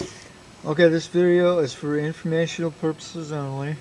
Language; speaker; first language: English; native; English